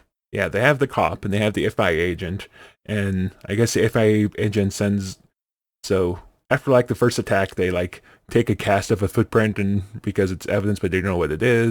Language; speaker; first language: English; native; English